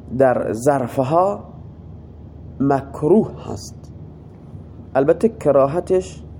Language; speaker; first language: Persian; non-native, local second language; Baluchi